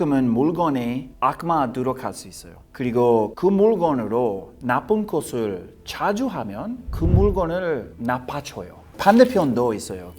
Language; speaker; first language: Korean; non-native, learner; English